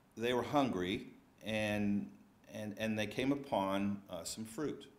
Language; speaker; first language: English; native; English